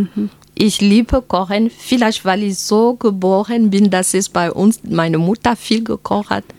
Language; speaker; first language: German; non-native, fluent; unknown